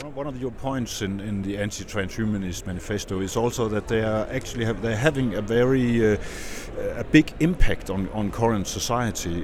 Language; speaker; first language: English; non-native, fluent; Danish